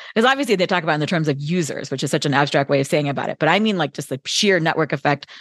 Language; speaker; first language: English; native; English